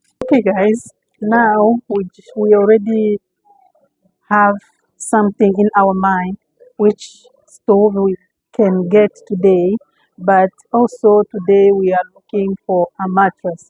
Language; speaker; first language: English; non-native, fluent; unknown